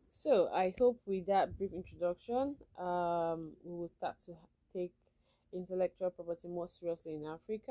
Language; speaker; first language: English; non-native, local second language; Igbo